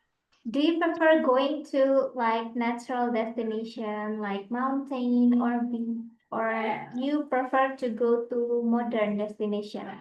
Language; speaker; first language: English; non-native, fluent; Indonesian